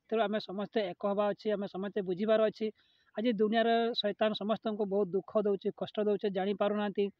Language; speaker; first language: Odia; non-native, local second language; Santali